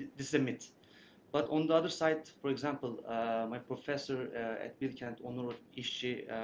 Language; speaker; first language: English; non-native, fluent; Turkish